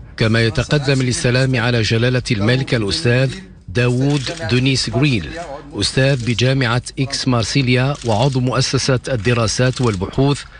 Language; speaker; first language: Arabic; native; Arabic